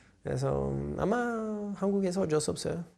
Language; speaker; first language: Korean; non-native, learner; English